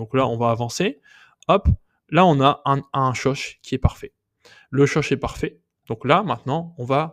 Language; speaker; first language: French; native; French